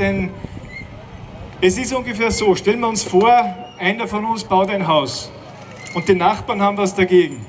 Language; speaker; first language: German; native; German